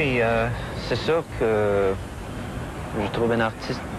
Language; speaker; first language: French; non-native, fluent; English